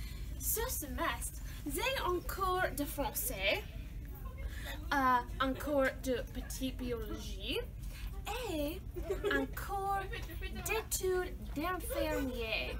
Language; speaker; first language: French; non-native, learner; English